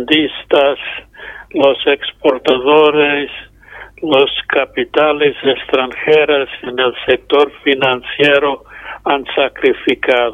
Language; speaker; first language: Spanish; non-native, fluent; English